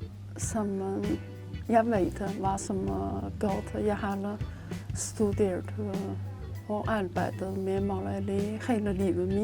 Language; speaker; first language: Norwegian; non-native, learner; Chinese